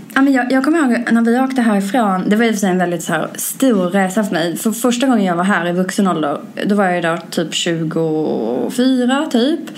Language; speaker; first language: Swedish; native; Swedish